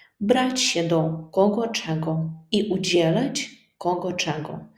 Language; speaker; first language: Polish; non-native, fluent; Ukrainian